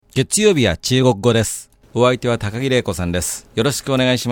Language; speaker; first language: Japanese; native; Japanese